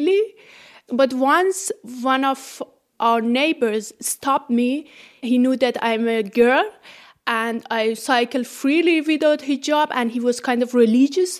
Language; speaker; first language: English; non-native, fluent; Persian